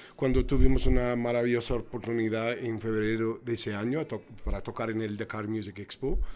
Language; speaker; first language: Spanish; non-native, fluent; English